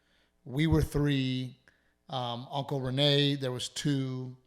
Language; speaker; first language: English; native; English